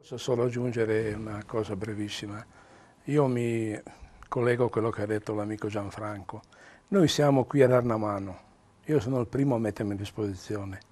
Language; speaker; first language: Italian; native; Italian